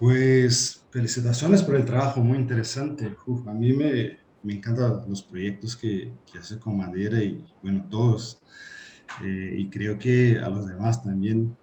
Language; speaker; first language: Spanish; non-native, fluent; Portuguese